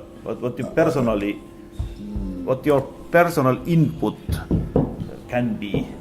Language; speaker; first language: English; non-native, fluent; Estonian